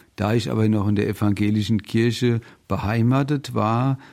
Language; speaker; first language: German; native; German